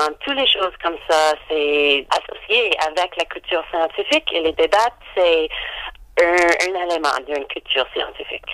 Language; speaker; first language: French; non-native, learner; English